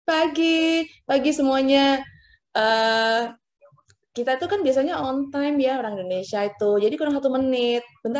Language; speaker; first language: Indonesian; native; Indonesian